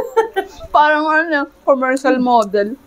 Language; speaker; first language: Filipino; native; Filipino